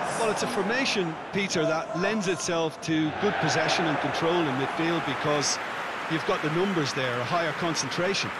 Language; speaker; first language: English; native; English